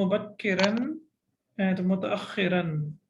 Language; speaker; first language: Arabic; non-native, fluent; English